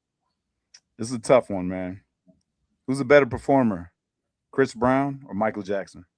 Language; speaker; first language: English; native; English